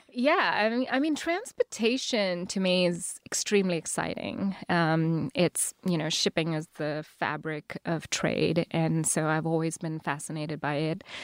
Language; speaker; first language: English; non-native, local second language; Telugu